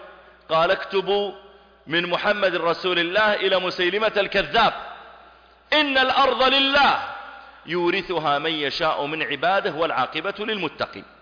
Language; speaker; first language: Arabic; native; Arabic